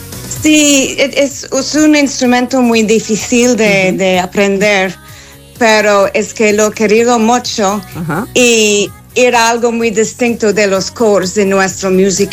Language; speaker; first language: Spanish; non-native, fluent; English